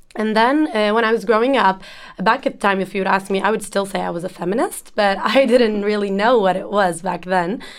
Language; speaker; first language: English; non-native, fluent; Turkish